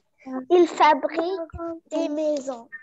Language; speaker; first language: French; non-native, local second language; Arabic